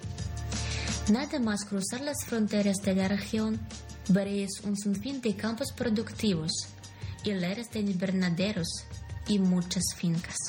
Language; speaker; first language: Spanish; non-native, fluent; Ukrainian